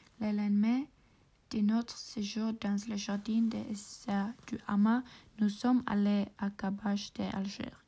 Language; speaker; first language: French; non-native, learner; English